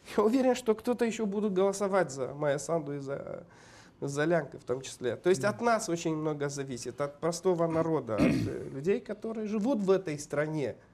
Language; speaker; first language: Russian; non-native, local second language; Romanian